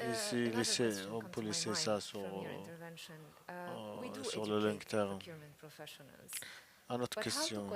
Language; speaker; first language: French; non-native, learner; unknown